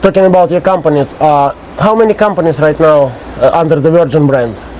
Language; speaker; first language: English; non-native, fluent; Russian